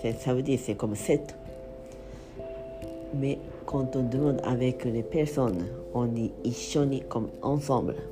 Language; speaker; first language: French; non-native, fluent; Japanese